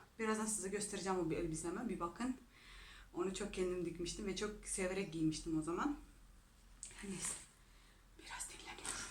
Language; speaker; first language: Turkish; non-native, fluent; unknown